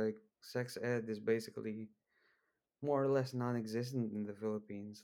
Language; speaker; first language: English; non-native, local second language; Filipino